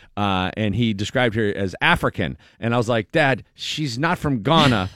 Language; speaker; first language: English; native; English